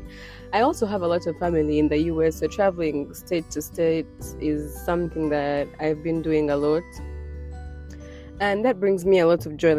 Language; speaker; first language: English; non-native, local second language; Ganda